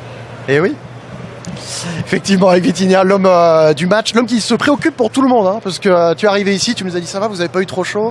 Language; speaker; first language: French; native; French